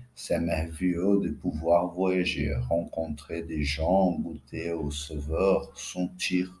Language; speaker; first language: French; non-native, fluent; Portuguese